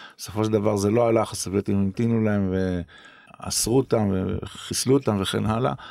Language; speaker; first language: Hebrew; native; Hebrew